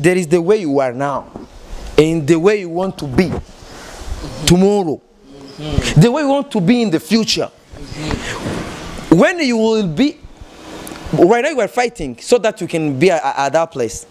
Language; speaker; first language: English; non-native, learner; Rundi